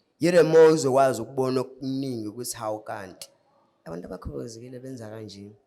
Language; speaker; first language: Zulu; non-native, local second language; Xhosa